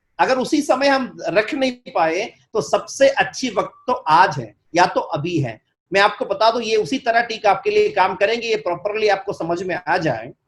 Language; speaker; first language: Hindi; non-native, local second language; Malayalam